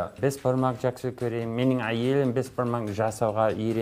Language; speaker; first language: Kazakh; non-native, learner; English